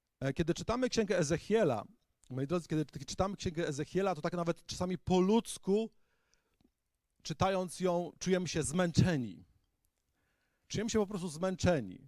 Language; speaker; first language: Polish; native; Polish